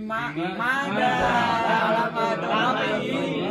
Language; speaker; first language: Arabic; non-native, learner; Indonesian